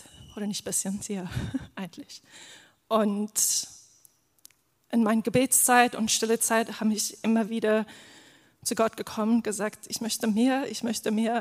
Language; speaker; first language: German; non-native, fluent; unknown